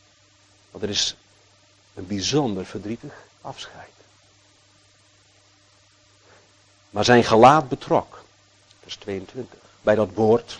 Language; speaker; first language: Dutch; native; Dutch